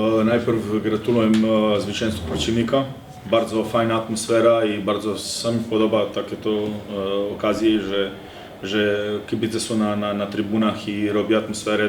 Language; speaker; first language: Polish; non-native, learner; Serbian